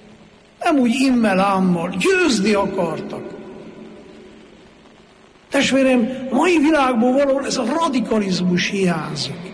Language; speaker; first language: Hungarian; native; Hungarian